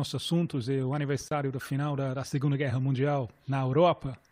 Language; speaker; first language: Portuguese; non-native, fluent; English